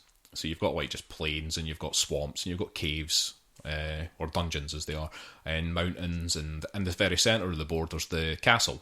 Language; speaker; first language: English; native; English